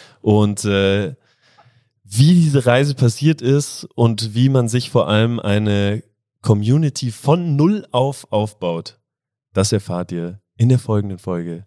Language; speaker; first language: German; native; German